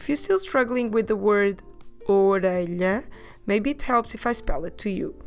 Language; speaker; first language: English; non-native, fluent; Portuguese